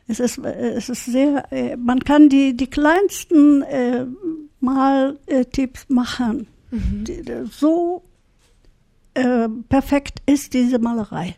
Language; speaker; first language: German; early bilingual, heritage; German